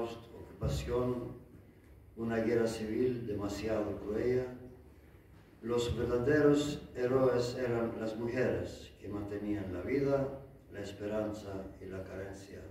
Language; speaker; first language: Spanish; non-native, learner; Greek